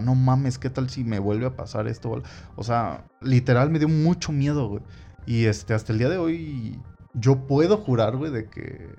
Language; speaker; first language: Spanish; native; Spanish